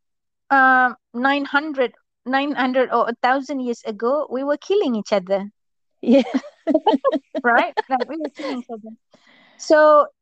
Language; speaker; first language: English; non-native, local second language; Malay